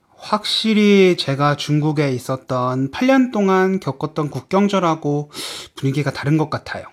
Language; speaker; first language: Korean; native; Korean